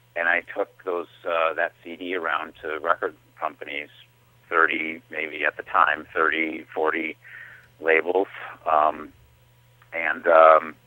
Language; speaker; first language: English; native; English